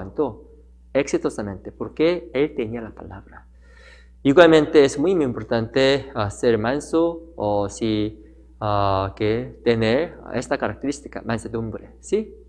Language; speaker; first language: Spanish; non-native, learner; Korean